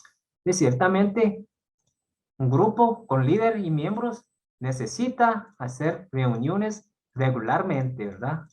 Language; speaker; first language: Spanish; non-native, fluent; Korean